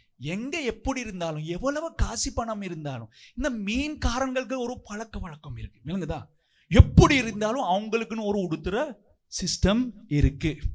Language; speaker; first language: Tamil; non-native, local second language; Sinhala